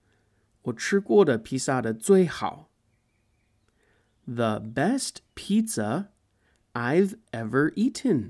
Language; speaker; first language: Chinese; non-native, fluent; English